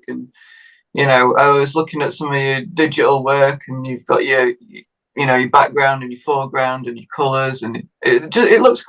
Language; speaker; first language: English; native; English